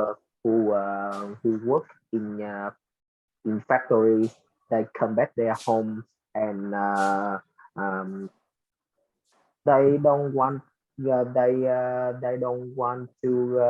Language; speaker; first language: English; non-native, learner; Vietnamese